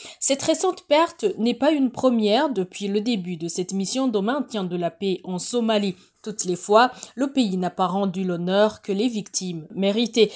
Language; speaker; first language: French; non-native, local second language; Rundi